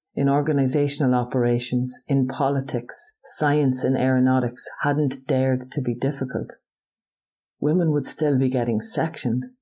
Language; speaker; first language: English; native; English